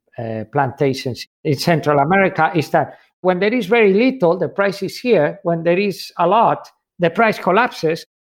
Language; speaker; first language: English; non-native, fluent; Spanish